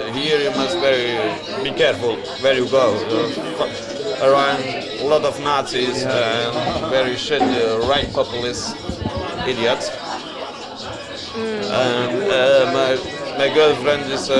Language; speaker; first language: English; non-native, learner; Swiss German